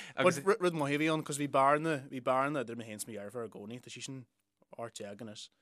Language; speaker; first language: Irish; native; Irish